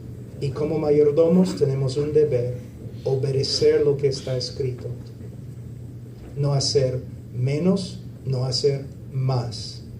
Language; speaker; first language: Spanish; non-native, fluent; English